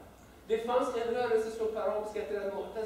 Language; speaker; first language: Swedish; non-native, fluent; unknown